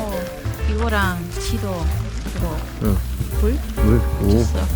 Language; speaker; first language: Korean; non-native, learner; Spanish